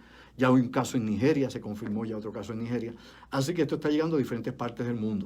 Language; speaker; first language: Spanish; native; Spanish